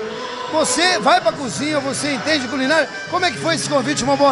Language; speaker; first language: Portuguese; native; Portuguese